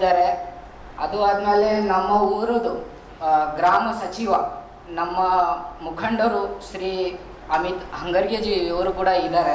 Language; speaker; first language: Kannada; non-native, local second language; Marathi